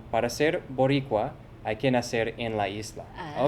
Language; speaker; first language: Spanish; non-native, fluent; English